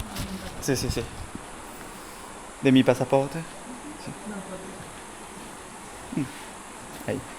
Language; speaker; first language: Spanish; non-native, learner; French